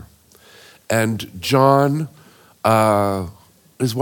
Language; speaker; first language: English; native; English